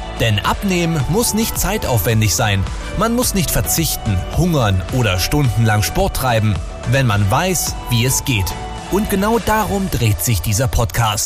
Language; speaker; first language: German; native; German